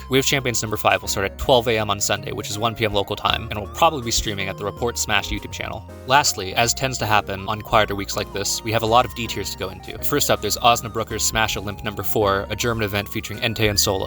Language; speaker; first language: English; native; English